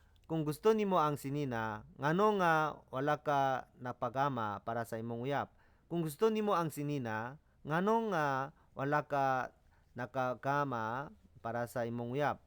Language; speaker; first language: Cebuano; non-native, learner; Korean